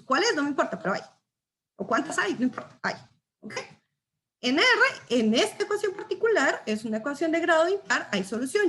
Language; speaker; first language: Spanish; native; Spanish